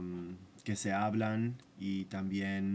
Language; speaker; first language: Spanish; non-native, fluent; English